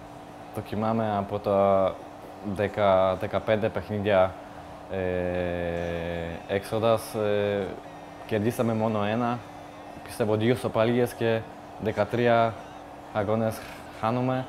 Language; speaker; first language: Greek; non-native, learner; Polish